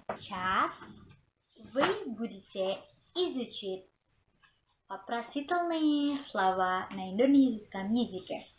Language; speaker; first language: Russian; non-native, learner; Indonesian